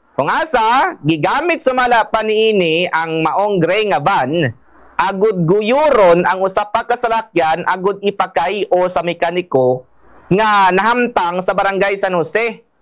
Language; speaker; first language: Cebuano; non-native, local second language; Hiligaynon